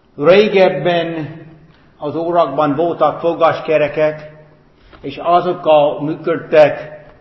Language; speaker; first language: Hungarian; non-native, fluent; English